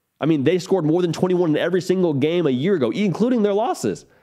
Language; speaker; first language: English; native; English